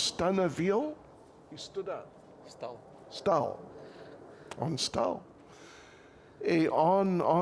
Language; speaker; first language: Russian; non-native, learner; English